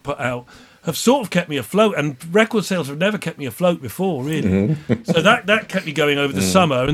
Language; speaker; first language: English; native; English